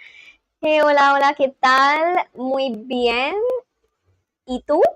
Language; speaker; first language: Spanish; non-native, learner; Bangla